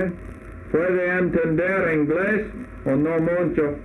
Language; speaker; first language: Spanish; non-native, learner; English